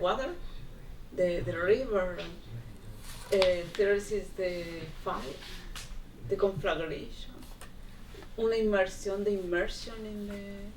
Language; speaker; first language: English; non-native, learner; Spanish